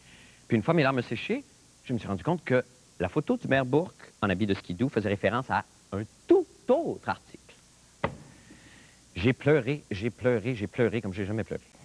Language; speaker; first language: French; native; French